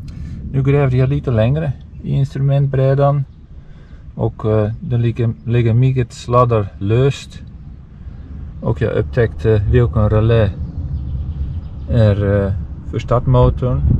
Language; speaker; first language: Swedish; non-native, fluent; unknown